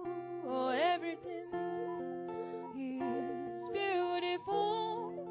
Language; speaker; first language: English; non-native, learner; Japanese